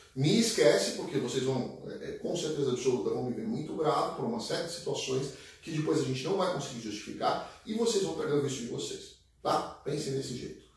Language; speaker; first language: Portuguese; native; Portuguese